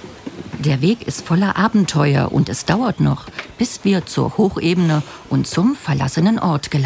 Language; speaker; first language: German; native; German